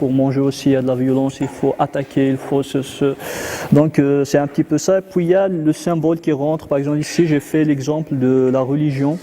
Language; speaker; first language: French; non-native, local second language; Kabyle